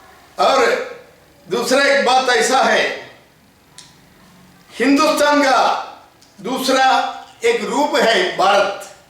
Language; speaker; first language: Hindi; non-native, local second language; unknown